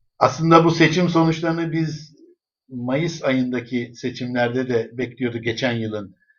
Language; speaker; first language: Turkish; early bilingual, other home language; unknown